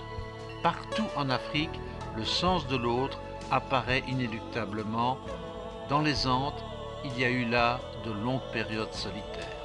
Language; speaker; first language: French; native; French